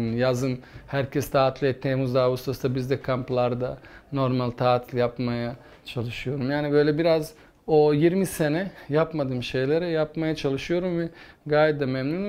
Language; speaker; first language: Turkish; non-native, fluent; Bosnian